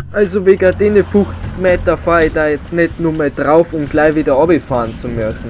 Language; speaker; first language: German; native; German